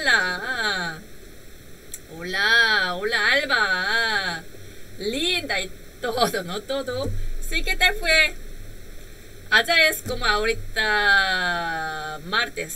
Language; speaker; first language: Spanish; non-native, learner; Korean